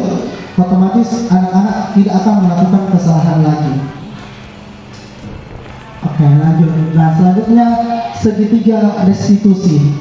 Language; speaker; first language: Indonesian; native; Indonesian